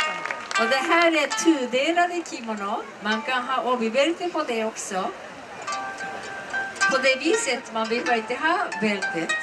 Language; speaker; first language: Swedish; non-native, learner; Japanese